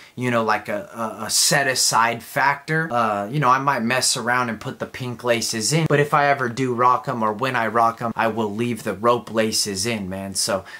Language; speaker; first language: English; native; English